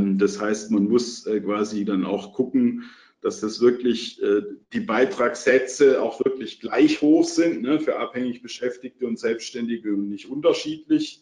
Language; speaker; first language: German; native; German